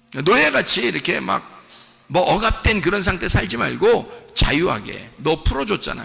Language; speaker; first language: Korean; native; Korean